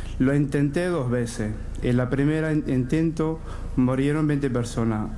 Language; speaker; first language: Spanish; non-native, learner; Arabic